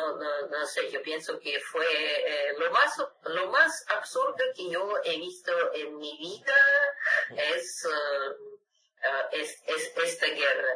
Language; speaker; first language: Spanish; non-native, fluent; Russian